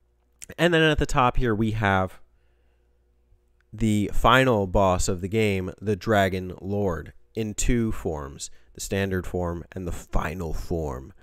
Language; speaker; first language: English; native; English